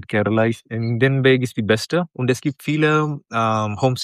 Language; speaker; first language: German; non-native, learner; Malayalam